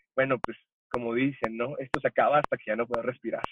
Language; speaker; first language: Spanish; early bilingual, heritage; Spanish